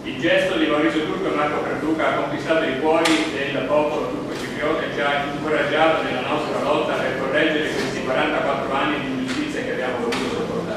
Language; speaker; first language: Italian; native; Italian